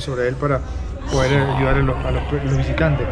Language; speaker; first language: Spanish; native; Spanish